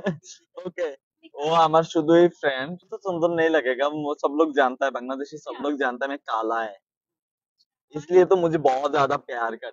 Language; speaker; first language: Hindi; non-native, learner; Bangla